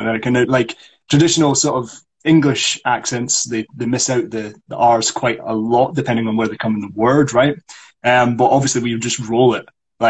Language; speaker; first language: English; non-native, local second language; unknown